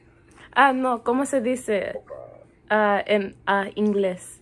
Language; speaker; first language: Spanish; non-native, learner; English